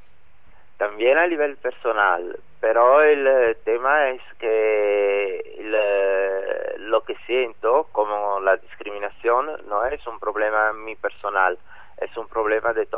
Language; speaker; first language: Spanish; non-native, learner; Italian